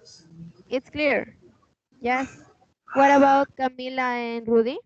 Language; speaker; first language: English; non-native, fluent; Spanish